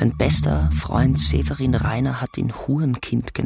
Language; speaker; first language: German; native; German